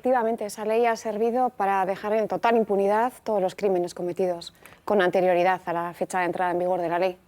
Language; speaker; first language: Spanish; native; Spanish